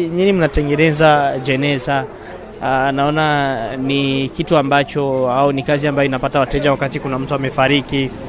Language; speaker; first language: Swahili; non-native, local second language; Rundi